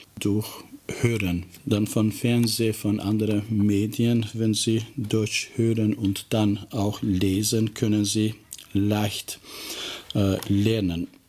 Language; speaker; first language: German; non-native, fluent; Albanian